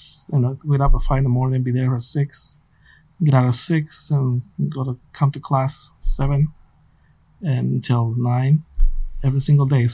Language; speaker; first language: English; non-native, fluent; Spanish